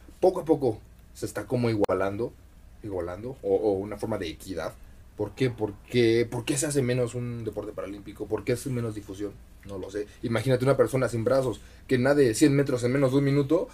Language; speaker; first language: Spanish; native; Spanish